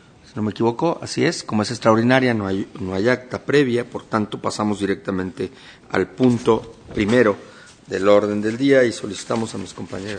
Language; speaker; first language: Spanish; native; Spanish